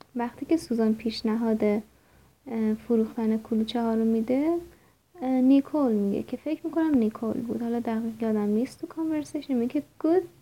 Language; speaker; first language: Persian; native; Persian